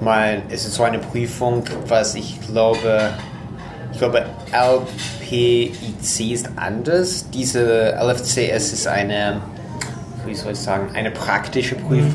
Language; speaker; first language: German; non-native, fluent; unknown